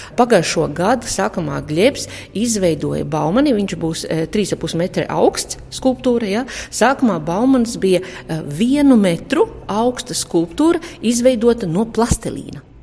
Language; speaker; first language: Latvian; native; Latvian